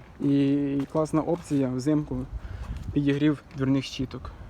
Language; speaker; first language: Ukrainian; native; Ukrainian